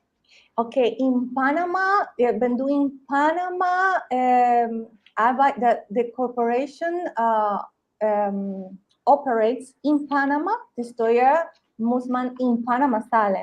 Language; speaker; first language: German; non-native, learner; Spanish